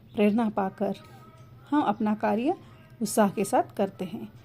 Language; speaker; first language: Hindi; non-native, local second language; Telugu